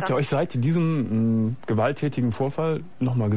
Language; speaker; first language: German; native; German